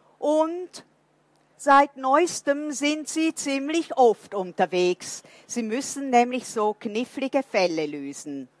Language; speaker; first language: German; non-native, fluent; Portuguese